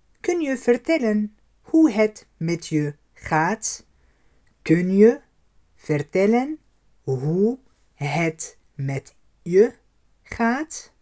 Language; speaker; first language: Dutch; non-native, fluent; Arabic